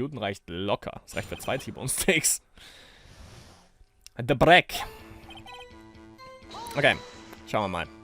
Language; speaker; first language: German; native; German